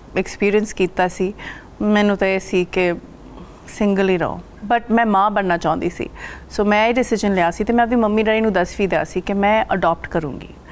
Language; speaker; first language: Punjabi; early bilingual, heritage; Punjabi